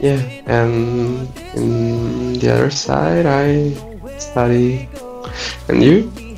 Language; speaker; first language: English; non-native, fluent; Italian